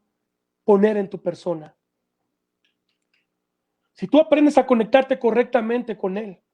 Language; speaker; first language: Spanish; native; Spanish